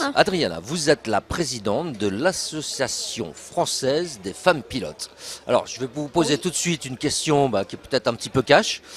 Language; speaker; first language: French; native; French